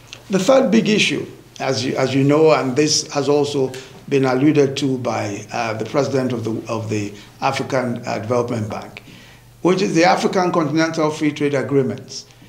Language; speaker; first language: English; non-native, local second language; Yoruba